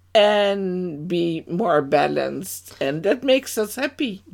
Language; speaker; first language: English; non-native, fluent; Dutch